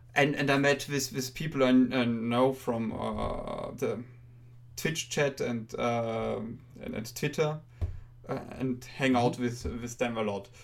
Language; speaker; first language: English; non-native, fluent; German